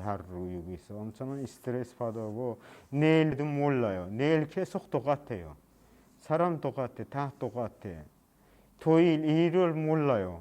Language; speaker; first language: Korean; non-native, learner; Persian